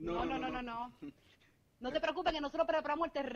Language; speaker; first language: Spanish; native; Spanish